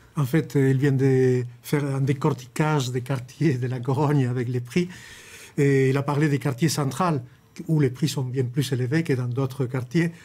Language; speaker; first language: French; non-native, fluent; Spanish